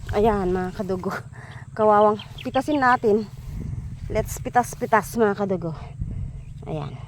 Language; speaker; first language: Filipino; non-native, local second language; Iloko